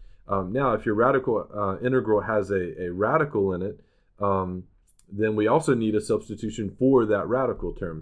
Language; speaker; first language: English; native; English